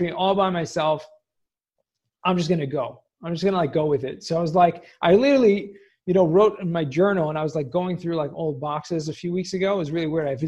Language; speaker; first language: English; native; English